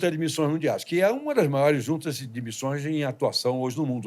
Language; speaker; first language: Portuguese; native; Portuguese